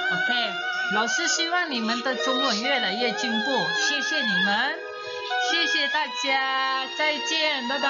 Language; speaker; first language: Chinese; non-native, fluent; Indonesian